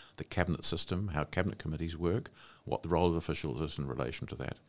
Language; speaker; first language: English; native; English